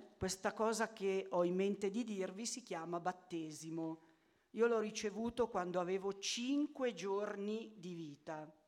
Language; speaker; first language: Italian; native; Italian